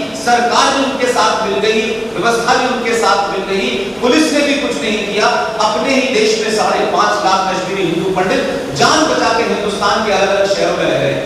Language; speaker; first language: Hindi; native; Hindi